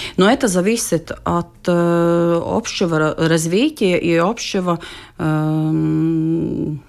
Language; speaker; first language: Russian; non-native, local second language; Latvian